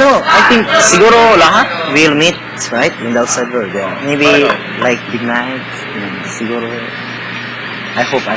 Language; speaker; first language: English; non-native, learner; Cebuano